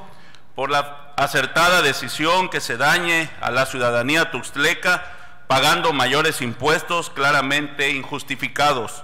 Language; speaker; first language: Spanish; native; Spanish